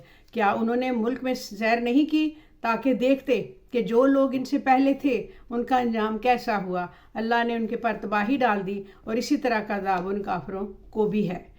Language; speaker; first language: Urdu; native; Urdu